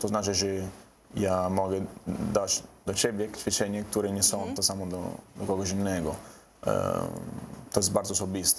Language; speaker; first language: Polish; non-native, learner; Italian